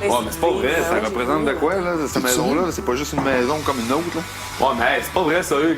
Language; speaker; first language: French; native; French